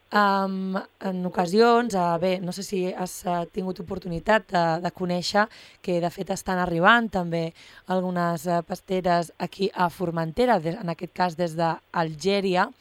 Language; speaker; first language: Catalan; native; Catalan